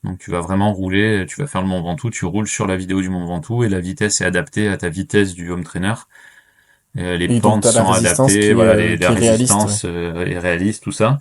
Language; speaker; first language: French; native; French